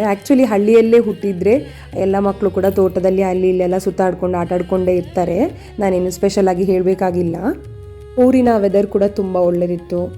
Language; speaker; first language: Kannada; non-native, local second language; Konkani